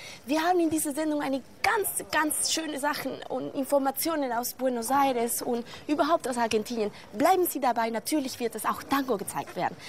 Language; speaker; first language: German; non-native, fluent; Spanish